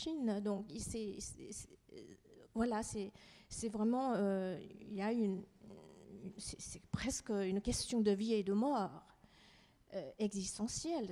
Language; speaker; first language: French; non-native, fluent; Chinese